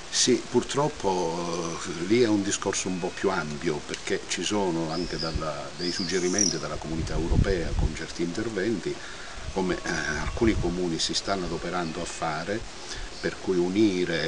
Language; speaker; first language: Italian; native; Italian